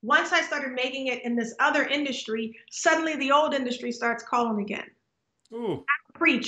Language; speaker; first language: English; native; English